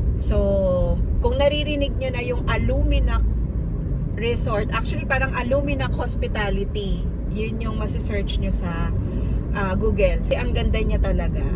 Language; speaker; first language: Filipino; non-native, local second language; Iloko